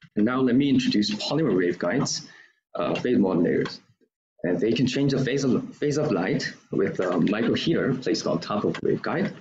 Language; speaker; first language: English; non-native, fluent; Korean